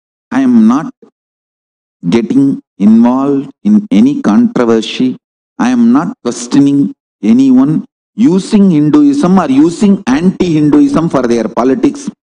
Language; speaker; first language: English; non-native, local second language; Tamil